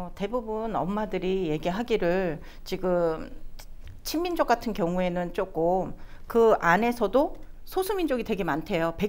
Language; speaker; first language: Korean; non-native, fluent; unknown